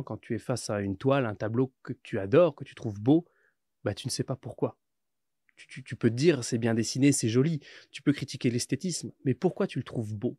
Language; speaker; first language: French; native; French